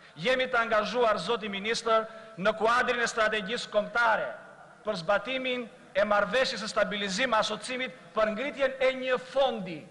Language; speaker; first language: Albanian; non-native, local second language; Greek